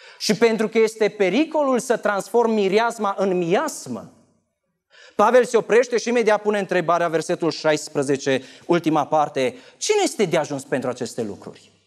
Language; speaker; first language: Romanian; native; Romanian